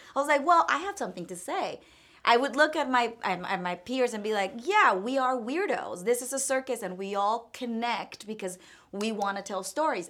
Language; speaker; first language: English; non-native, fluent; Spanish